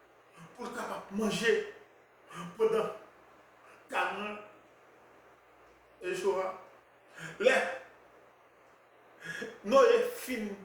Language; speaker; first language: French; non-native, local second language; Haitian Creole